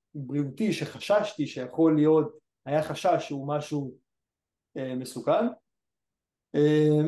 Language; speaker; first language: Hebrew; early bilingual, other home language; English